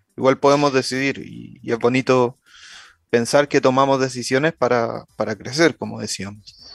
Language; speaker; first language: Spanish; native; Spanish